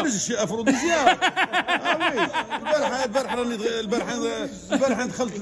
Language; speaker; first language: Arabic; native; Arabic